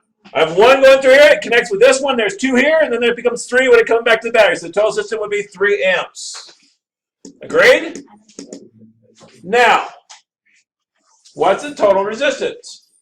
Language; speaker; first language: English; native; English